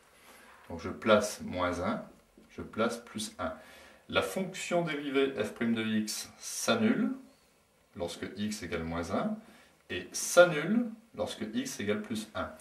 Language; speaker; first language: French; native; French